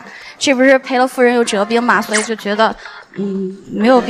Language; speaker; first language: Chinese; native; Chinese